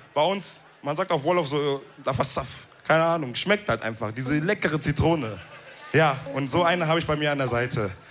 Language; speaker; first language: German; early bilingual, other home language; Wolof